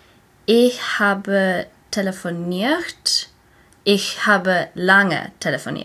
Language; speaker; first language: German; non-native, learner; English